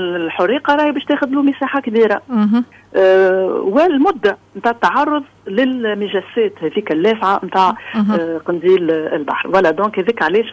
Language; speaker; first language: Arabic; native; Arabic